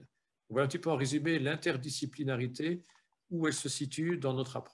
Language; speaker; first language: French; native; French